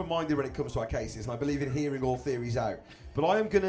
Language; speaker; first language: English; native; English